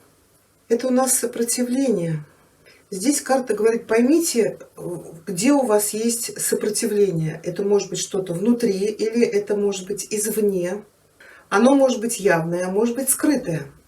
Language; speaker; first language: Russian; native; Russian